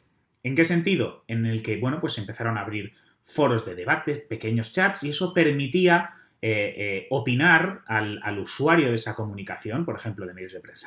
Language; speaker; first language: Spanish; native; Spanish